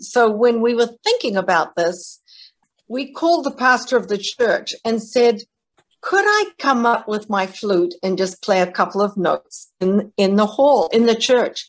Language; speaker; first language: English; native; English